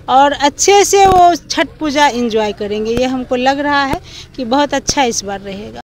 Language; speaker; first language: Hindi; native; Hindi